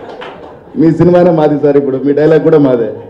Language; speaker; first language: Telugu; native; Telugu